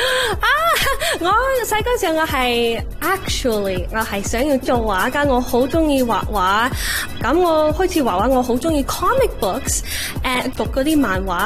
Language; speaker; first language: Cantonese; early bilingual, heritage; Cantonese